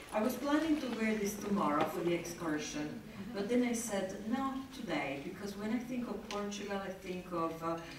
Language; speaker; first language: English; non-native, fluent; Italian